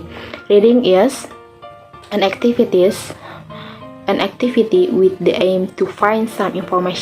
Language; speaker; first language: English; non-native, learner; Indonesian